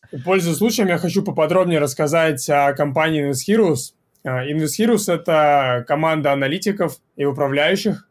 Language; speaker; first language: Russian; native; Russian